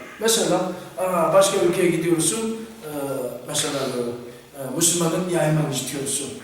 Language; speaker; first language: Turkish; non-native, fluent; Korean